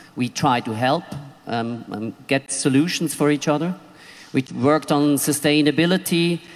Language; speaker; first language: English; non-native, fluent; Swiss German